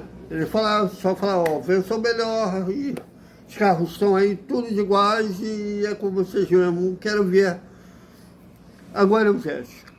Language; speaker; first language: Portuguese; native; Portuguese